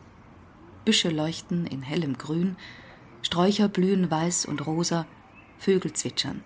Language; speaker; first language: German; native; German